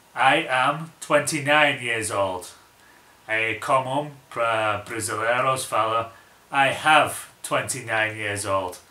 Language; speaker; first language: Portuguese; non-native, learner; English